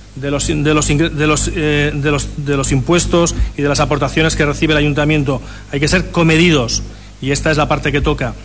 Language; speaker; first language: Spanish; non-native, local second language; Catalan